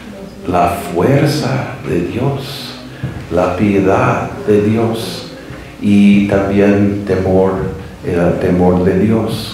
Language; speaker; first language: Spanish; non-native, fluent; English